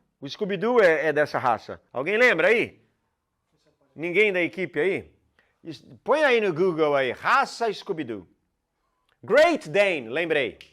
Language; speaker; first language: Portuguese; non-native, fluent; English